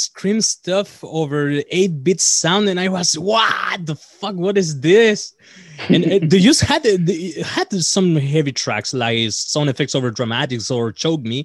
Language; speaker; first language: English; non-native, fluent; Spanish